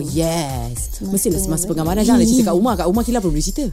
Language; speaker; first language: Malay; native; Malay